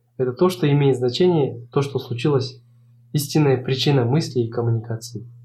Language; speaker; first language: Russian; non-native, local second language; Kazakh